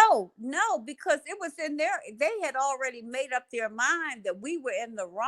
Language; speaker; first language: English; native; English